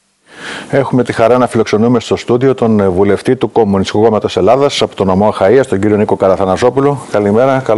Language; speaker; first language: Greek; native; Greek